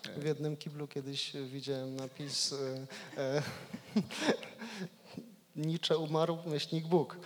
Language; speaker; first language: Polish; native; Polish